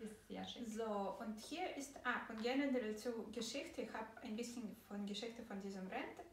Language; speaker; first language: German; non-native, fluent; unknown